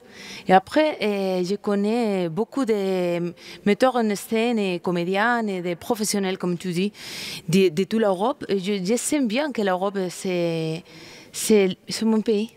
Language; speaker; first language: French; non-native, fluent; Spanish